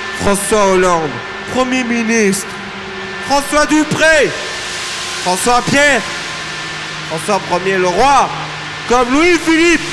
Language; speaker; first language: French; native; French